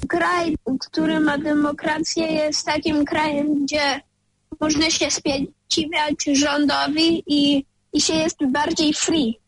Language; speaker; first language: Polish; early bilingual, heritage; Polish